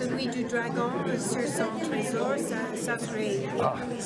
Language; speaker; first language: French; non-native, fluent; English